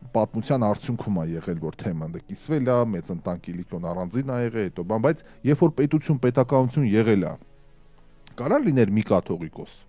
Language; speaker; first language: Armenian; native; Armenian